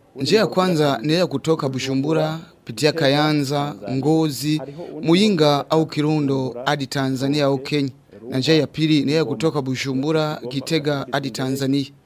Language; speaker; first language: Swahili; non-native, local second language; Rundi